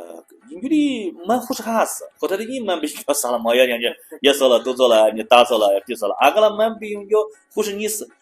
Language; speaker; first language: Persian; non-native, learner; Chinese